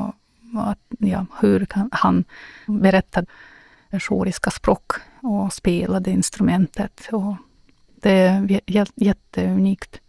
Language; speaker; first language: Swedish; non-native, fluent; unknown